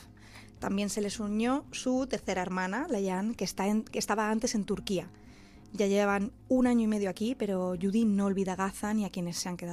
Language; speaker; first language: Spanish; native; Spanish